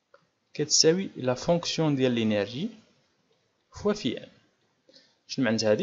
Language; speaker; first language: Arabic; native; Arabic